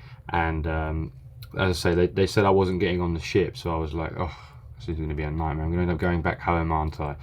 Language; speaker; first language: English; native; English